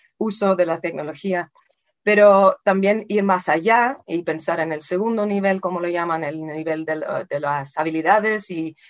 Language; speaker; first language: Spanish; non-native, fluent; Dutch